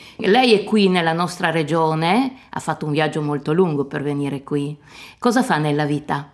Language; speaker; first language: Italian; native; Italian